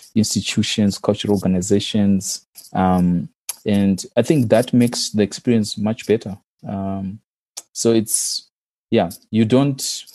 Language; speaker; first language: English; non-native, local second language; Shona